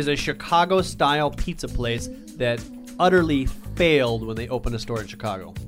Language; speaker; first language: English; native; English